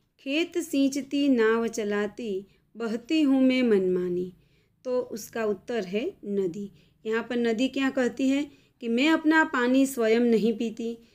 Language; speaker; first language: Hindi; non-native, local second language; Gujarati